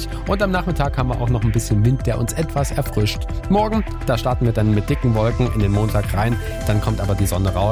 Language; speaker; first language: German; native; German